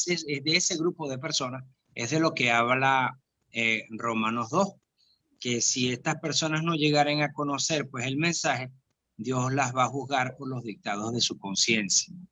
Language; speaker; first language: Spanish; native; Spanish